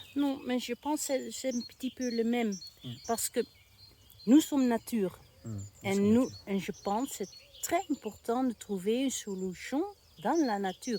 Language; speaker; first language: French; non-native, learner; Dutch